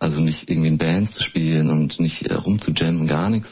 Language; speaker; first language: German; native; German